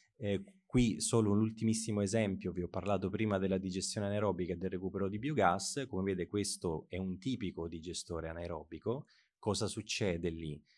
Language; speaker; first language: Italian; native; Italian